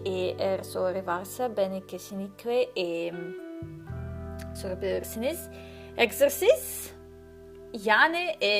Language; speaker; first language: Turkish; non-native, learner; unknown